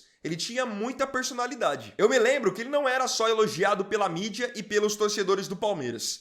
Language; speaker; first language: Portuguese; native; Portuguese